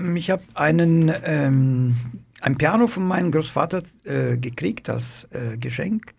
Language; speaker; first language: German; non-native, fluent; Italian